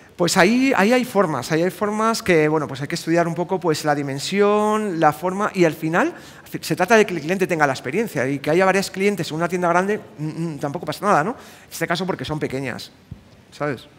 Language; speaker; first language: Spanish; native; Spanish